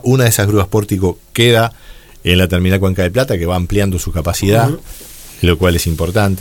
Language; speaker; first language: Spanish; native; Spanish